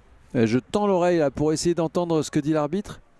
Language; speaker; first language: French; native; French